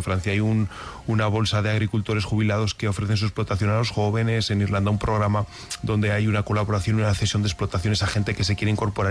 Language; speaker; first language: Spanish; native; Spanish